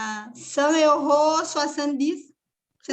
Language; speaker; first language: French; non-native, fluent; Portuguese